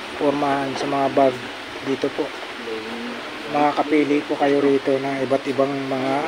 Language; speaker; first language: Filipino; native; Filipino